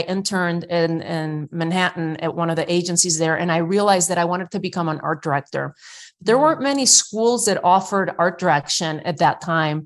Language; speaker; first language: English; non-native, fluent; Spanish